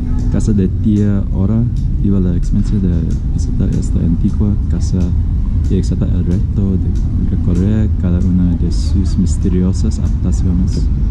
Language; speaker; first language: Spanish; non-native, learner; English